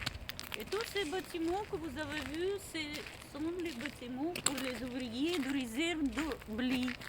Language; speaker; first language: French; non-native, learner; Russian